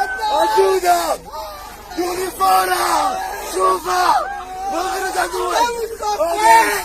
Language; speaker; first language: Portuguese; non-native, learner; Haitian Creole